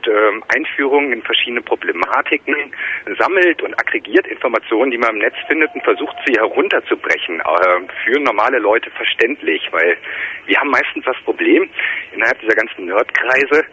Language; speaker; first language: German; native; German